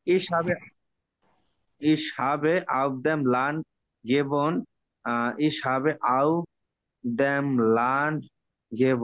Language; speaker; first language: German; non-native, learner; Bangla